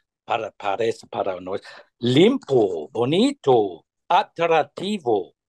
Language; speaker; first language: Portuguese; non-native, fluent; German